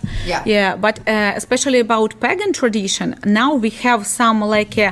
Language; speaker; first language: English; non-native, learner; Ukrainian